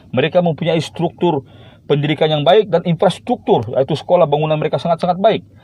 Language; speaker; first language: Malay; native; Malay